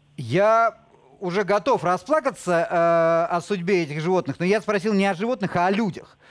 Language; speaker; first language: Russian; native; Russian